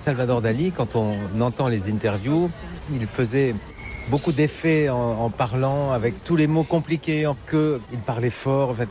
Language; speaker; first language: French; native; French